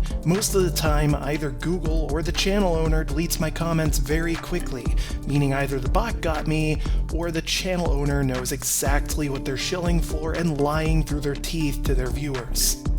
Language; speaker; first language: English; native; English